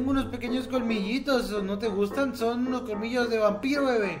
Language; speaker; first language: Spanish; native; Spanish